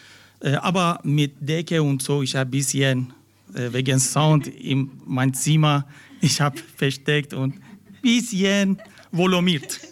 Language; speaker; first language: German; non-native, learner; Persian